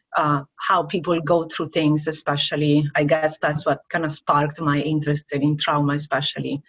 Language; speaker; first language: English; non-native, fluent; Italian